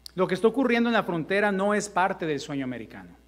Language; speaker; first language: Spanish; early bilingual, heritage; Spanish